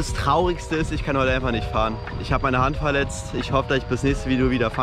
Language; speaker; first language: German; native; German